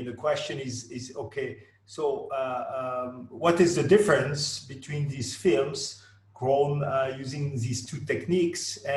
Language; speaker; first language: English; non-native, fluent; French